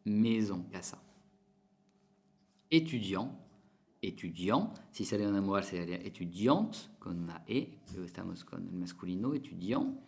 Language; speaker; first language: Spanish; non-native, fluent; French